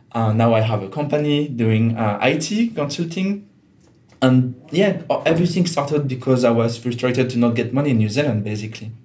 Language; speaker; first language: English; non-native, fluent; French